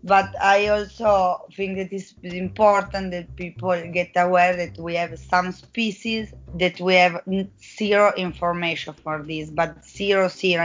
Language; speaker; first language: English; non-native, fluent; Italian